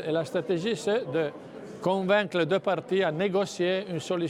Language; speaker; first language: French; non-native, fluent; Italian